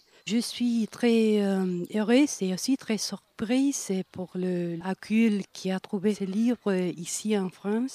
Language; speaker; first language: French; non-native, fluent; Spanish